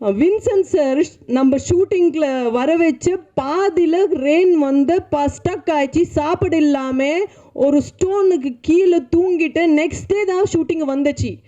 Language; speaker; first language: Tamil; non-native, learner; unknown